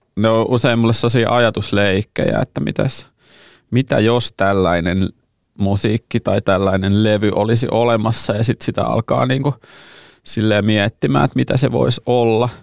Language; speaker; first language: Finnish; native; Finnish